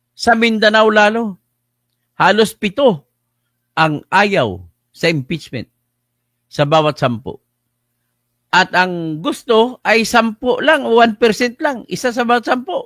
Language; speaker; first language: Filipino; non-native, local second language; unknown